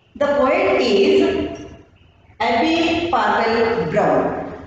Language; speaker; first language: English; non-native, local second language; Kannada